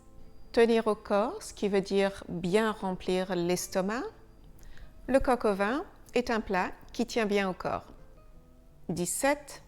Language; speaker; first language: French; native; French